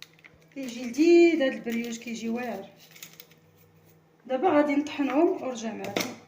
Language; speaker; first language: Arabic; native; Arabic